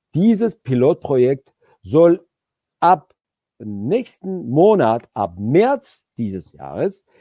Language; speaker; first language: German; non-native, fluent; Georgian